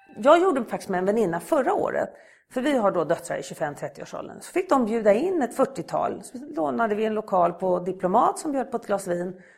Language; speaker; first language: Swedish; native; Swedish